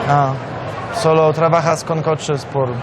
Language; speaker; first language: Spanish; non-native, learner; Polish